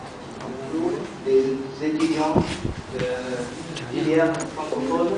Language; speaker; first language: French; non-native, learner; Vietnamese